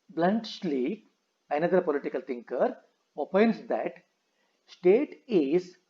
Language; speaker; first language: English; non-native, local second language; Kannada